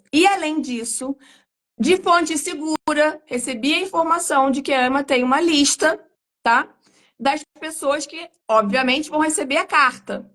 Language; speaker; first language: Portuguese; native; Portuguese